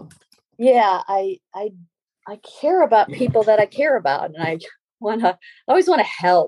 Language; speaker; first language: English; native; English